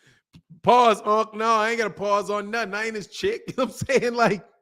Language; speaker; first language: English; native; English